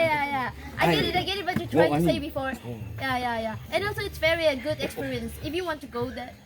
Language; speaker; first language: English; non-native, learner; Indonesian